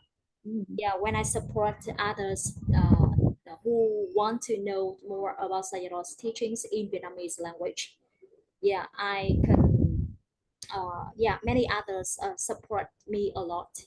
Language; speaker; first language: English; non-native, learner; Vietnamese